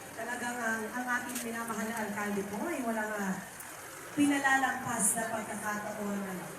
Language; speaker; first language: Filipino; native; Filipino